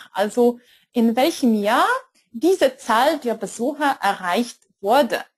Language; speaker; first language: German; non-native, fluent; Polish